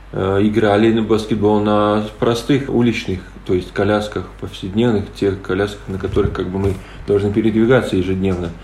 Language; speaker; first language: Russian; non-native, local second language; Polish